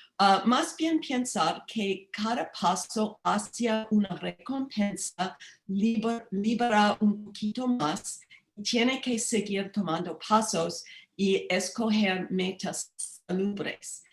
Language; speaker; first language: Spanish; non-native, learner; English